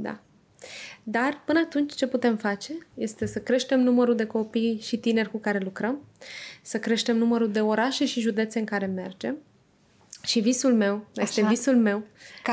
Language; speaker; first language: Romanian; native; Romanian